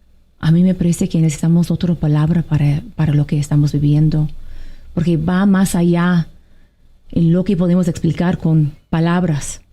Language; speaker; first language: Spanish; non-native, fluent; Arabic